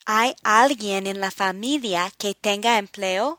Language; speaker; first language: Spanish; non-native, fluent; English